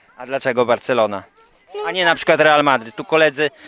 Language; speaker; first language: Polish; native; Polish